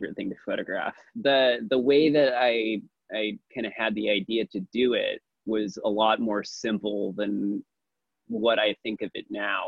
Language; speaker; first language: English; native; English